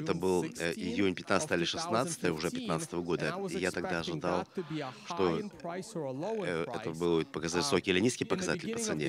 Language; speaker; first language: Russian; native; Russian